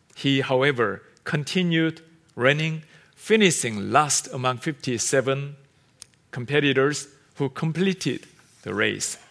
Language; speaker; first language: English; non-native, fluent; Korean